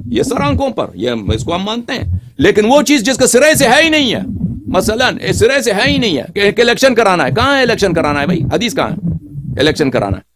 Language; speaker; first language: Urdu; native; Urdu